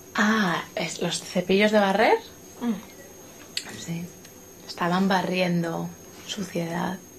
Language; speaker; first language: Spanish; non-native, fluent; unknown